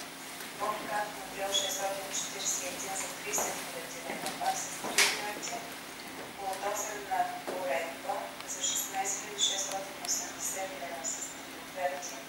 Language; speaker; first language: Bulgarian; native; Bulgarian